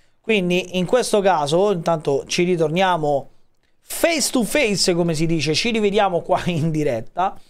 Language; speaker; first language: Italian; native; Italian